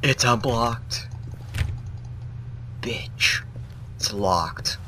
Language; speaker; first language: English; native; English